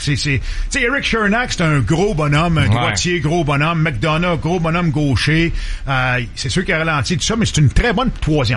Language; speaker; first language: French; native; French